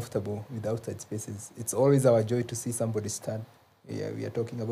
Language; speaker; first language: English; non-native, local second language; Kikuyu